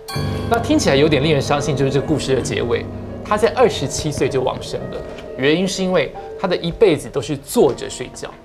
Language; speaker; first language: Chinese; native; Chinese